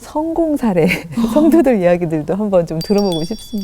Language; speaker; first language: Korean; native; Korean